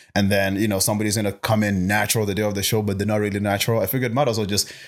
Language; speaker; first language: English; non-native, local second language; Yoruba